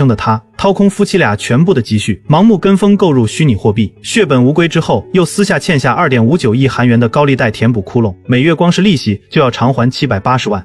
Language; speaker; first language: Chinese; native; Chinese